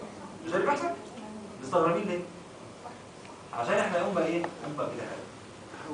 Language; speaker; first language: Arabic; native; Arabic